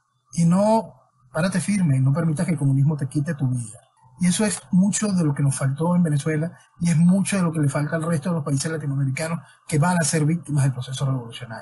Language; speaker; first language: Spanish; native; Spanish